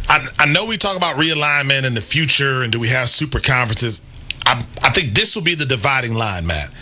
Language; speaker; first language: English; native; English